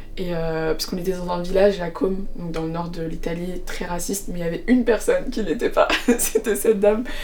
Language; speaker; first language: French; early bilingual, heritage; French